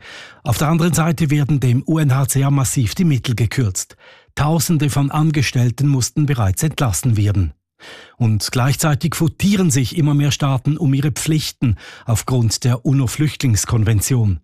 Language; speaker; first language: German; native; German